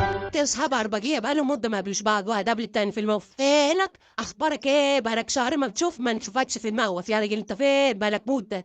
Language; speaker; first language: Arabic; native; Arabic